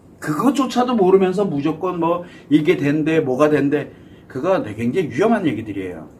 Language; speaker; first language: Korean; native; Korean